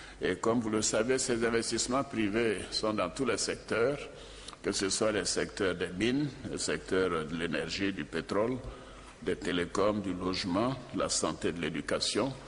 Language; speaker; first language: French; non-native, local second language; Dyula